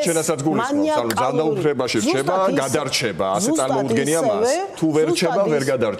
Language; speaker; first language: Georgian; native; Georgian